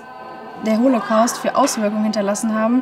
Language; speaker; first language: German; native; German